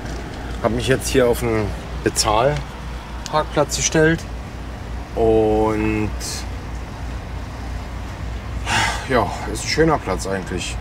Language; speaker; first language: German; native; German